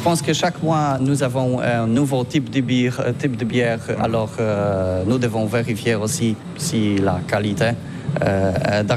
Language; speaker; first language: French; non-native, learner; Polish